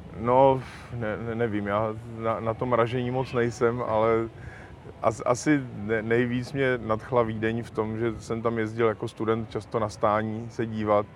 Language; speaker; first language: Czech; native; Czech